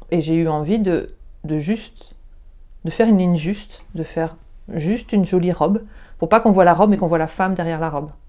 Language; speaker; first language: French; native; French